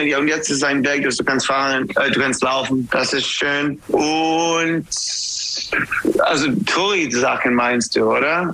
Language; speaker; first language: German; non-native, learner; English